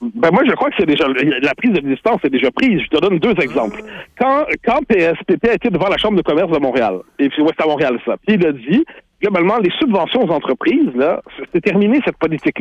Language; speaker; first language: French; native; French